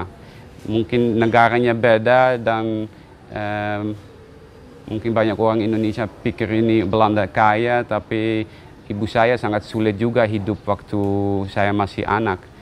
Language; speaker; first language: Indonesian; non-native, fluent; Dutch